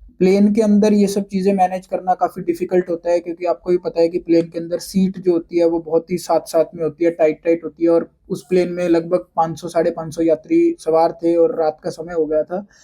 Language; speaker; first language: Hindi; native; Hindi